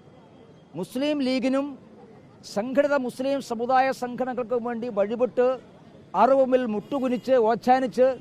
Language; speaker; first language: Malayalam; native; Malayalam